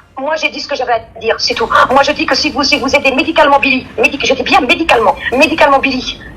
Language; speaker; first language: French; native; French